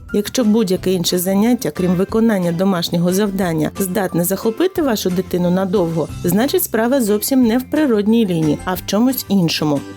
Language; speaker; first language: Ukrainian; native; Ukrainian